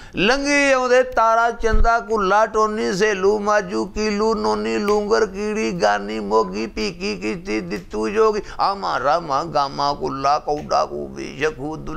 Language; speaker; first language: Punjabi; native; Punjabi